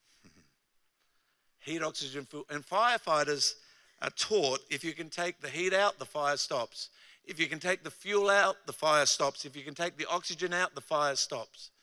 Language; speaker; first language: English; native; English